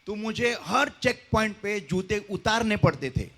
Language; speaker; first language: Hindi; non-native, local second language; Marathi